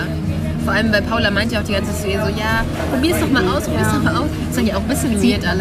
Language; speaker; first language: German; native; German